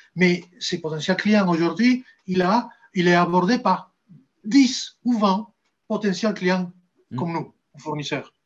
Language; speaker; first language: French; non-native, fluent; Spanish